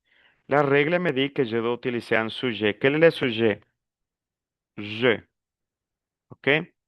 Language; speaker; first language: French; non-native, fluent; Spanish